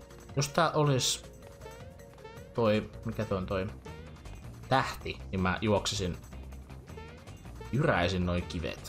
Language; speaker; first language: Finnish; native; Finnish